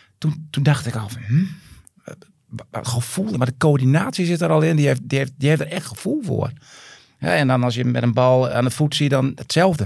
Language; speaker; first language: Dutch; native; Dutch